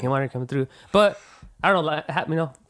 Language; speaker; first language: English; native; English